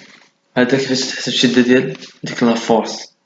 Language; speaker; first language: Arabic; native; Arabic